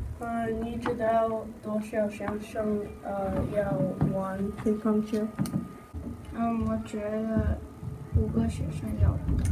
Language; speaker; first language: Chinese; non-native, learner; English